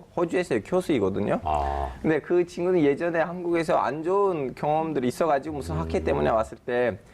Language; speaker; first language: Korean; non-native, fluent; Turkish